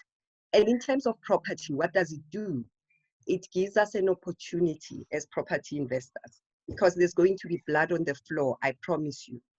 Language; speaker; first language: English; non-native, local second language; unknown